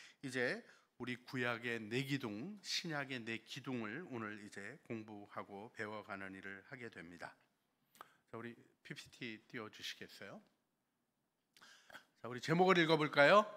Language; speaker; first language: Korean; native; Korean